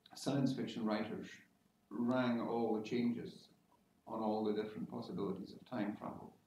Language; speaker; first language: English; native; English